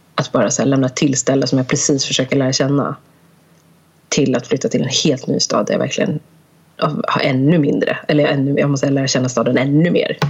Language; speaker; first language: Swedish; early bilingual, other home language; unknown